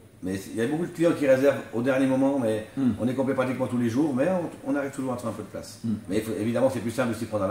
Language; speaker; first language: French; native; French